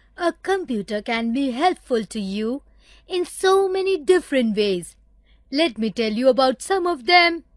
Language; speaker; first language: English; non-native, local second language; Urdu